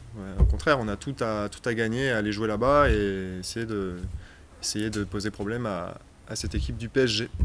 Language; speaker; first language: French; native; French